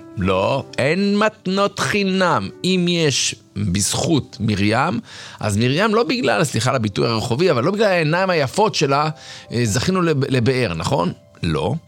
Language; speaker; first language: Hebrew; native; Hebrew